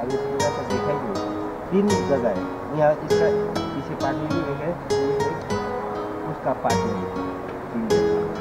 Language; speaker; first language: Hindi; non-native, local second language; Nepali